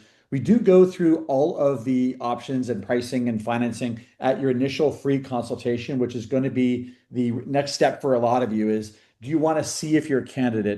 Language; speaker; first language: English; native; English